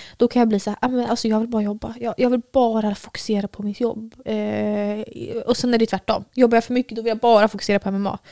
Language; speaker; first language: Swedish; native; Swedish